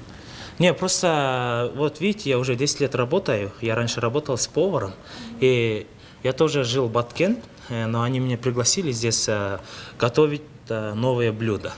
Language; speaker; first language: Russian; non-native, local second language; Kyrgyz